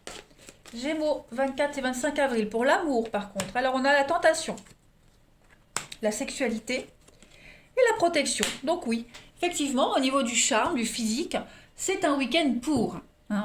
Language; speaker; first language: French; native; French